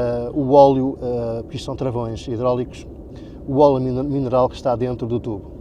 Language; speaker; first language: Portuguese; native; Portuguese